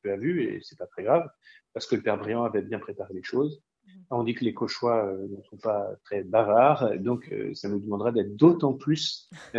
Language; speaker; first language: French; native; French